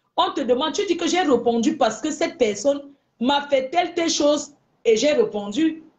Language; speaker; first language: French; non-native, local second language; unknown